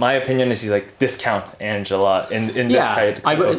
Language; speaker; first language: English; native; English